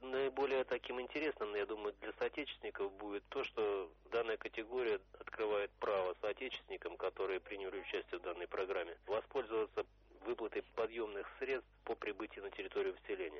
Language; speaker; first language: Russian; native; Russian